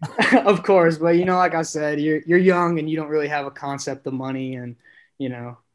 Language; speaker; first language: English; native; English